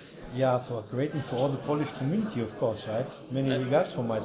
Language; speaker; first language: English; non-native, fluent; German